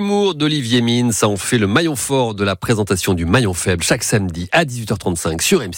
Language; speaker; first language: French; native; French